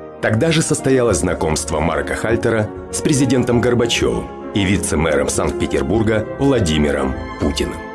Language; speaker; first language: Russian; native; Russian